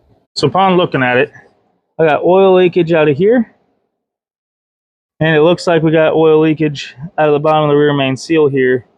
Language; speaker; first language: English; native; English